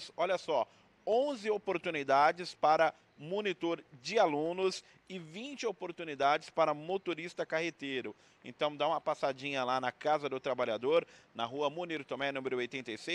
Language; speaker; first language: Portuguese; native; Portuguese